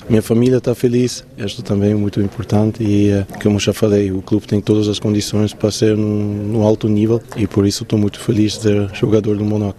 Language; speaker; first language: Portuguese; non-native, fluent; Swiss German